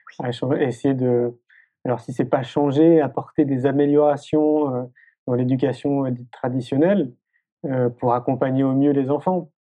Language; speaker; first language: French; native; French